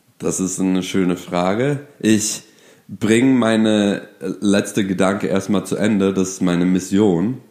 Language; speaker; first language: German; non-native, fluent; English